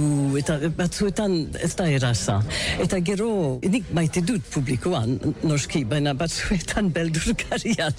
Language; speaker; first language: Basque; non-native, learner; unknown